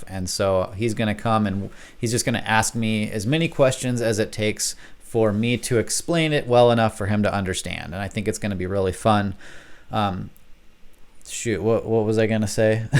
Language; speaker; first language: English; native; English